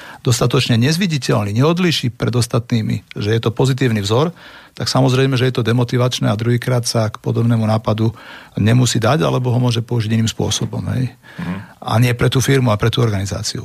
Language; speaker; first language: Slovak; native; Slovak